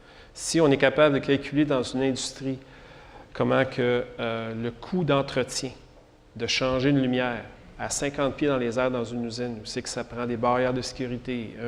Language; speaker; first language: French; native; French